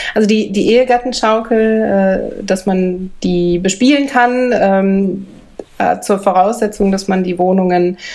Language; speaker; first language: German; native; German